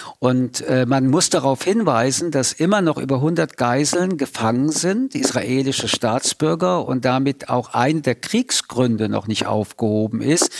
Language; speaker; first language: German; early bilingual, other home language; French